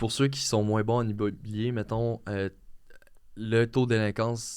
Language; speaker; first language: French; native; French